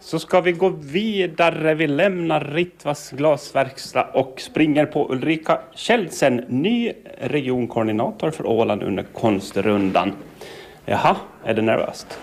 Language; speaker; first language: Swedish; native; Swedish